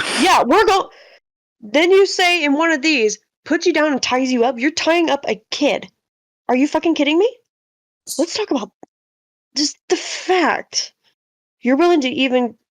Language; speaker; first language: English; native; English